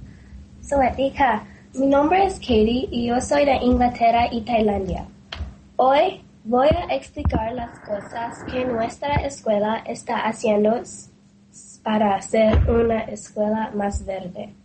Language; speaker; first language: Spanish; non-native, learner; English